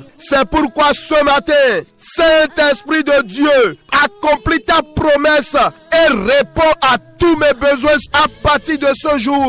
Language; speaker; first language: French; non-native, local second language; Fon